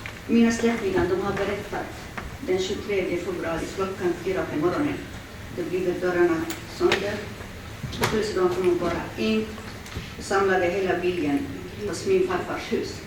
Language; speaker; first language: Swedish; early bilingual, other home language; Assyrian Neo-Aramaic